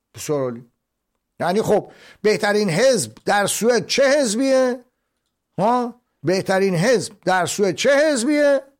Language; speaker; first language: Persian; native; Persian